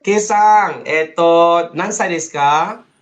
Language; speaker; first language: Japanese; non-native, fluent; Malay